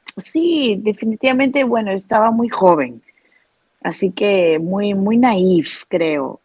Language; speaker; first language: Spanish; native; Spanish